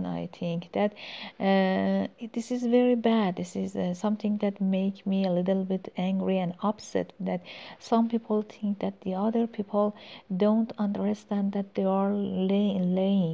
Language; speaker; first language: English; non-native, learner; Persian